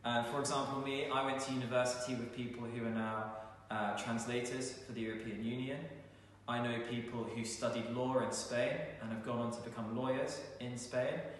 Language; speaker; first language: English; native; English